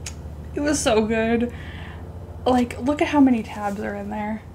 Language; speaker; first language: English; native; English